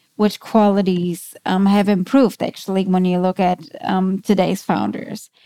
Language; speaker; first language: English; non-native, fluent; German